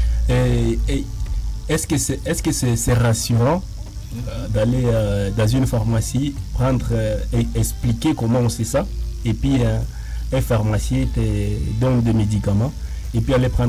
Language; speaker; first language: French; non-native, local second language; Nande